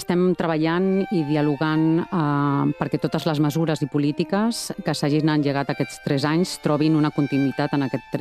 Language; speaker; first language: Catalan; native; Catalan